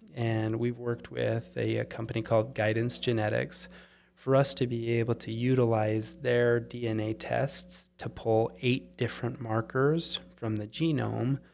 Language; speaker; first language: English; native; English